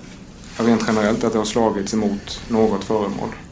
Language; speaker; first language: Swedish; native; Swedish